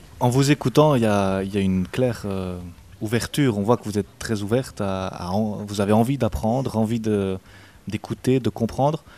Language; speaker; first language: French; native; French